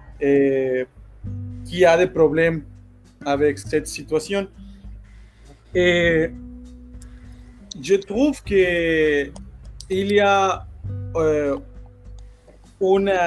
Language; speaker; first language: French; non-native, learner; Spanish